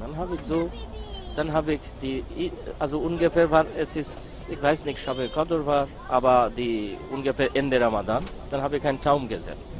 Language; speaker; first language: German; non-native, learner; Bangla